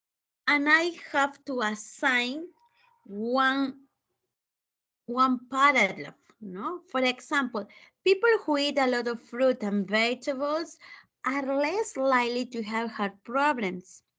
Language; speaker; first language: English; non-native, fluent; Spanish